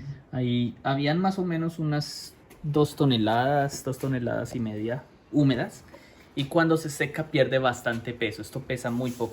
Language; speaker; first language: Spanish; native; Spanish